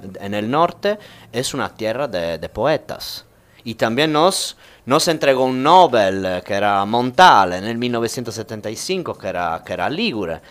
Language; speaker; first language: Spanish; non-native, fluent; Italian